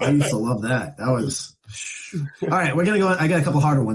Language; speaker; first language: English; native; English